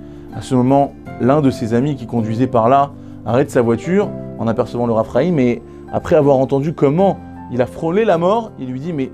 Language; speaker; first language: French; native; French